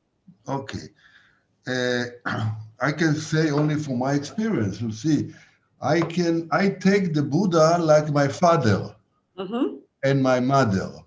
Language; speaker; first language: English; non-native, fluent; Hebrew